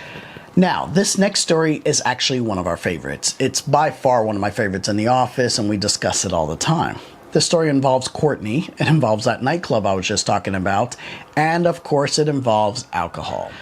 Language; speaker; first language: English; native; English